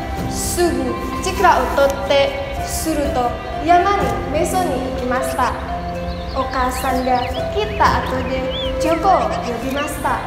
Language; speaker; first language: Japanese; non-native, learner; Indonesian